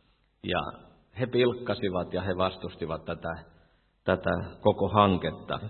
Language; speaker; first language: Finnish; native; Finnish